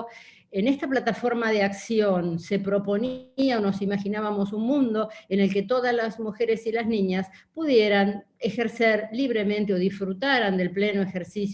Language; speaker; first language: Spanish; native; Spanish